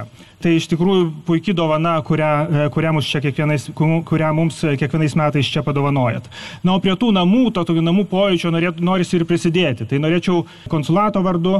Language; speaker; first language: Lithuanian; native; Lithuanian